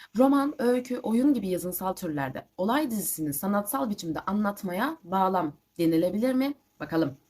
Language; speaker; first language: Turkish; native; Turkish